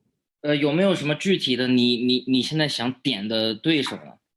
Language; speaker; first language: Chinese; native; Chinese